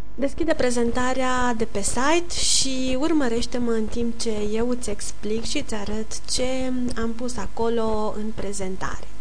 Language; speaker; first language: Romanian; native; Romanian